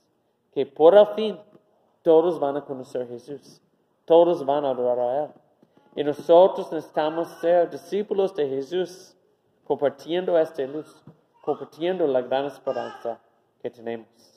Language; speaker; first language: Spanish; non-native, fluent; English